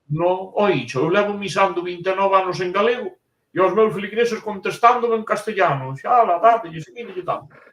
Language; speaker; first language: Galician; native; Galician